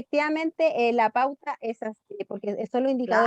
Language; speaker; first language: Spanish; native; Spanish